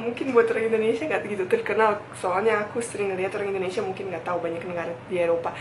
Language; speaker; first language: Indonesian; non-native, fluent; Bosnian